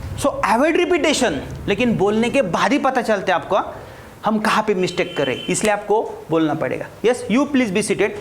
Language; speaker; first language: Hindi; non-native, local second language; Marathi